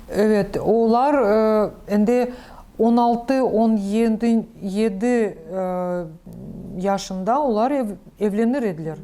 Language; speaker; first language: Turkish; non-native, learner; Crimean Tatar